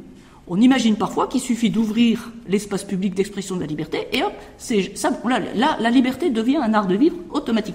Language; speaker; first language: French; native; French